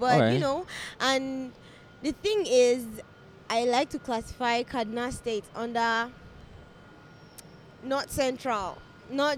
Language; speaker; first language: English; non-native, local second language; Hausa